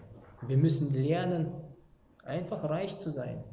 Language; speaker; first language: German; non-native, fluent; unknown